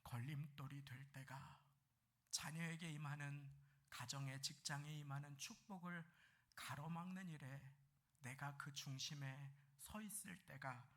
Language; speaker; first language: Korean; native; Korean